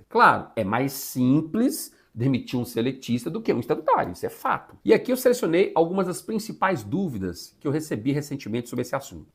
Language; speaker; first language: Portuguese; native; Portuguese